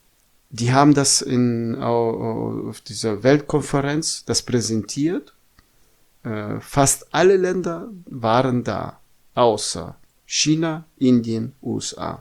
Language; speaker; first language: German; non-native, fluent; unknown